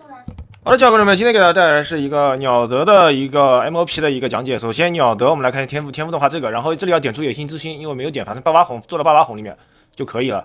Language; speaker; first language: Chinese; native; Chinese